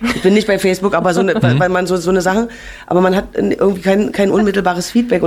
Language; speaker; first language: German; native; German